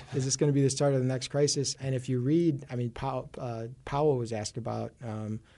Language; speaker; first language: English; native; English